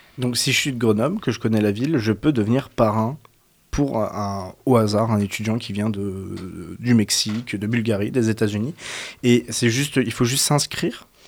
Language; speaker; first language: French; native; French